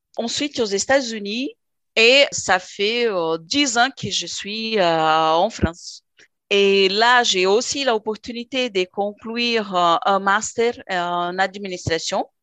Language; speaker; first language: French; non-native, fluent; Portuguese